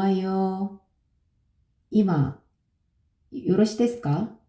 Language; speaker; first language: Japanese; non-native, learner; Korean